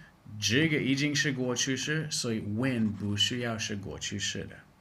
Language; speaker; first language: Chinese; non-native, fluent; English